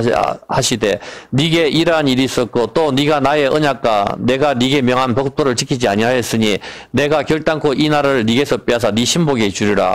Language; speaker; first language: Korean; native; Korean